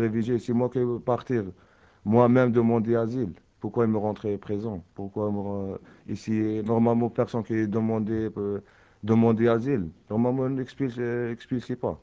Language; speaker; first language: French; non-native, learner; Arabic